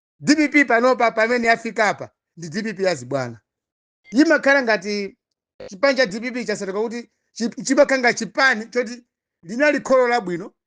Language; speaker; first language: Nyanja; non-native, local second language; Tumbuka